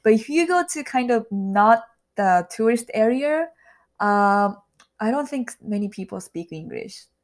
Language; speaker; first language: English; non-native, learner; Japanese